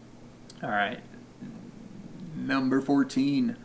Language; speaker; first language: English; native; English